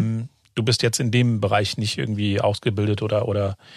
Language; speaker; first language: German; native; German